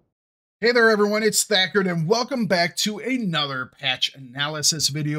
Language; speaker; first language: English; native; English